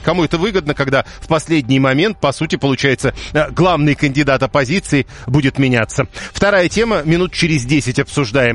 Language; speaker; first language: Russian; native; Russian